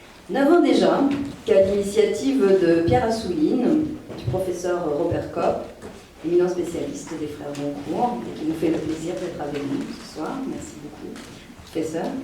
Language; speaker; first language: French; native; French